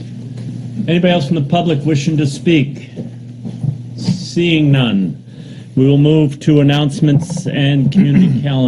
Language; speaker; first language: English; native; English